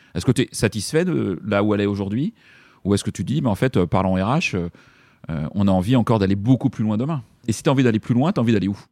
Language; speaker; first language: French; native; French